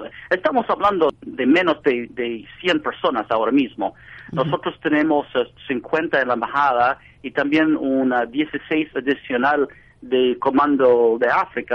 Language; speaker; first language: Spanish; non-native, fluent; English